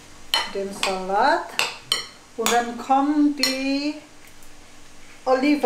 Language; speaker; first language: German; non-native, learner; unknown